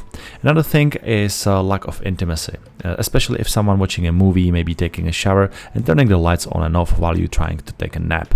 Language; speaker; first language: English; non-native, fluent; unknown